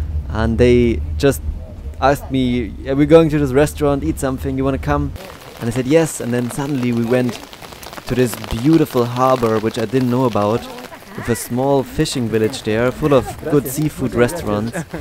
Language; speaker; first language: English; non-native, fluent; German